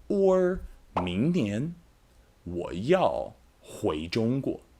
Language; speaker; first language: Chinese; non-native, fluent; English